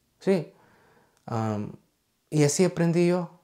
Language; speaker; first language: Spanish; early bilingual, heritage; Spanish